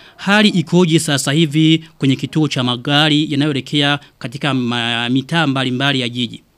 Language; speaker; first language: Swahili; non-native, local second language; Rundi